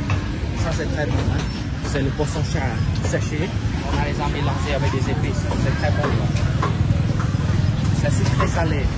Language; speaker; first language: French; non-native, fluent; Khmer